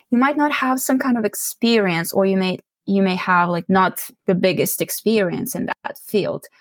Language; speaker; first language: English; non-native, fluent; Ukrainian